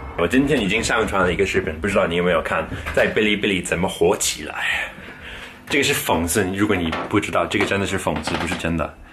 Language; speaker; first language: Chinese; non-native, fluent; English